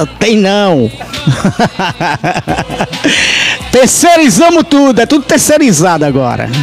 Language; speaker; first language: Portuguese; native; Portuguese